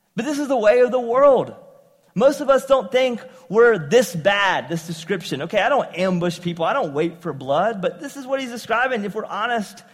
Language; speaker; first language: English; native; English